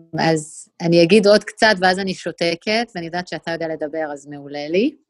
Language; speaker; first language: Hebrew; native; Hebrew